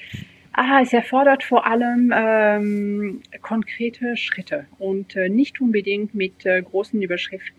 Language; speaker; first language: German; non-native, fluent; French